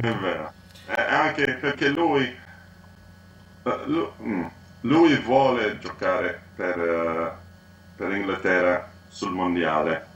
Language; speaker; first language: Italian; non-native, learner; English